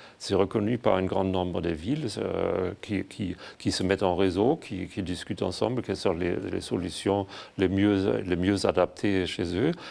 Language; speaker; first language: French; non-native, fluent; German